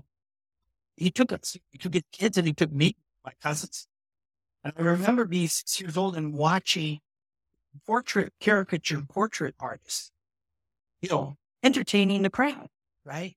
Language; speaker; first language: English; native; English